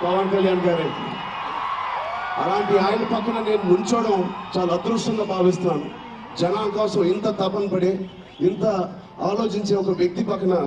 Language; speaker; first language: Telugu; native; Telugu